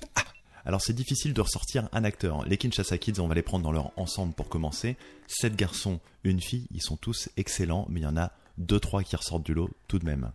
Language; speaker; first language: French; native; French